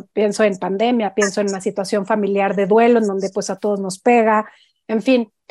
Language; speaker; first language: Spanish; native; Spanish